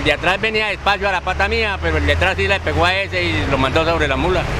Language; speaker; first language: Spanish; native; Spanish